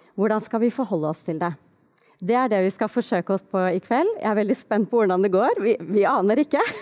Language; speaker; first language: Norwegian; native; Norwegian